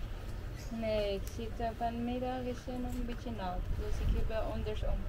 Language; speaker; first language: Dutch; non-native, learner; Filipino